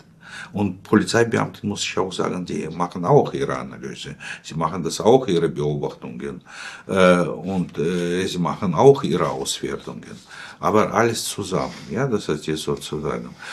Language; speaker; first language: German; non-native, fluent; Russian